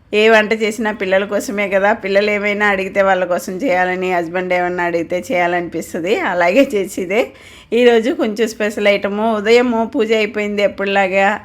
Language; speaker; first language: Telugu; non-native, local second language; Tamil